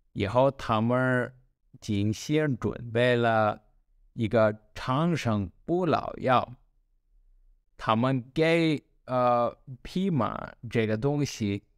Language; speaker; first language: Chinese; non-native, learner; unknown